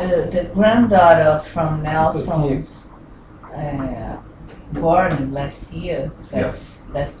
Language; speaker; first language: English; non-native, learner; Portuguese